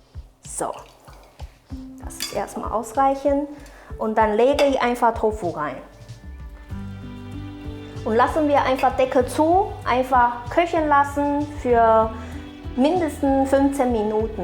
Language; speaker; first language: German; non-native, fluent; Chinese